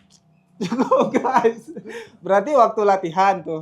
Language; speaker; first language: Indonesian; native; Indonesian